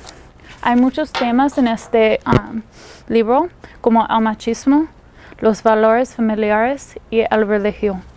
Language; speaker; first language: Spanish; non-native, learner; English